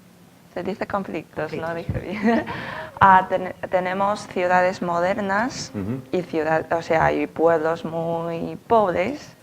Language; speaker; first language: Spanish; non-native, fluent; Chinese